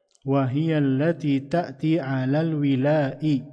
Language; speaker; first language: Arabic; non-native, fluent; Indonesian